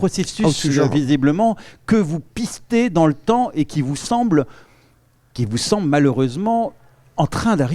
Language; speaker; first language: French; native; French